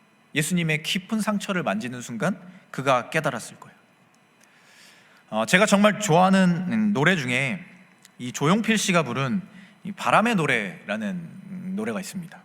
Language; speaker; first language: Korean; native; Korean